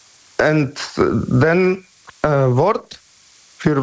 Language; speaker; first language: German; non-native, learner; Polish